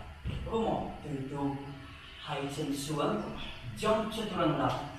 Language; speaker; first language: Vietnamese; non-native, learner; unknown